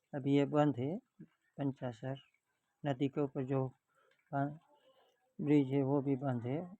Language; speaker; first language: Hindi; non-native, local second language; Gujarati